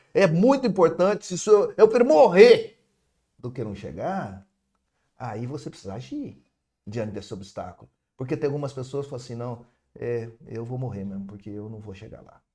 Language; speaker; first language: Portuguese; native; Portuguese